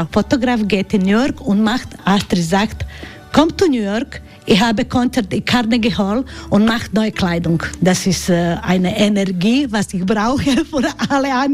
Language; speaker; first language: German; non-native, learner; Croatian